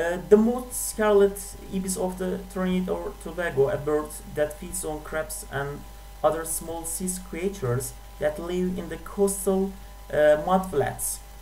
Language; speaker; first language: English; non-native, fluent; Turkish